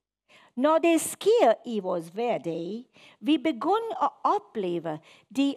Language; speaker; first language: Danish; non-native, fluent; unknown